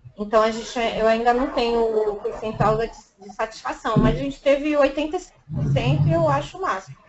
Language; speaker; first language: Portuguese; native; Portuguese